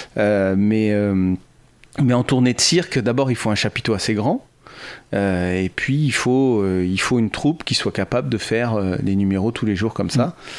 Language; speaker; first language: French; native; French